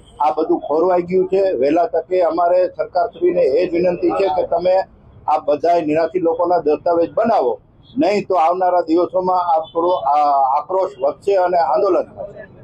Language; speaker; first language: Gujarati; native; Gujarati